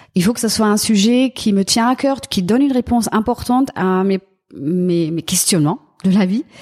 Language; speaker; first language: French; non-native, fluent; German